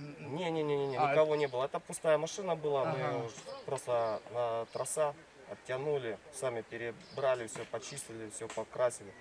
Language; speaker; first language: Russian; native; Russian